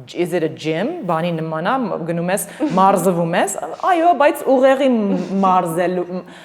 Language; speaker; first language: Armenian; early bilingual, heritage; Armenian